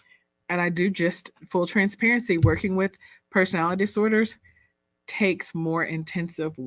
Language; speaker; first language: English; native; English